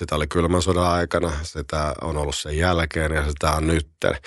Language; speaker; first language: Finnish; native; Finnish